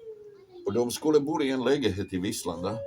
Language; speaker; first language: Swedish; non-native, fluent; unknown